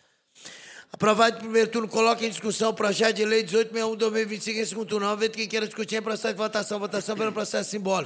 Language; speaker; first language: Portuguese; native; Portuguese